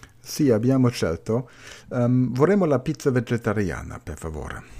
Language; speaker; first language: Italian; non-native, fluent; German